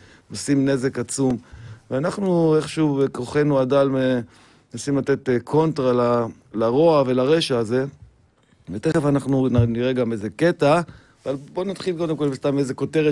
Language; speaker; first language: Hebrew; native; Hebrew